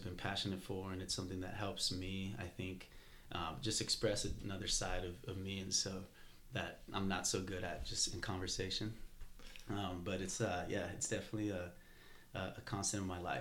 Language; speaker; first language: English; native; English